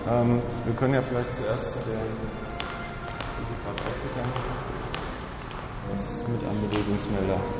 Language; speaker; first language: German; native; German